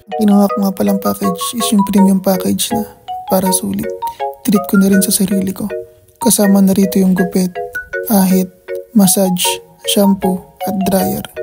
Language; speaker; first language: Filipino; native; Filipino